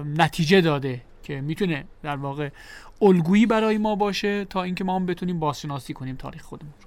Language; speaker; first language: Persian; native; Persian